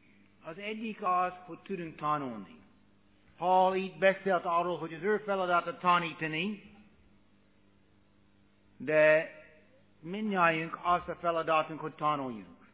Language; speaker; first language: Hungarian; non-native, fluent; English